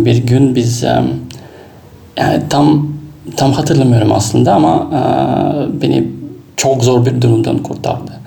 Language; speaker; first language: Turkish; non-native, fluent; Russian